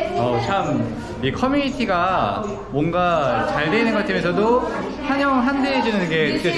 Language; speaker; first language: Korean; native; Korean